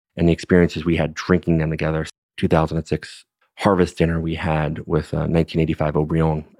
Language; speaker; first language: English; native; English